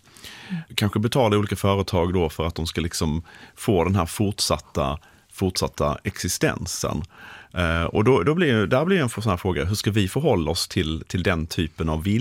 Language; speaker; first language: Swedish; native; Swedish